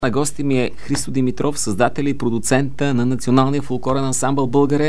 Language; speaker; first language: Bulgarian; native; Bulgarian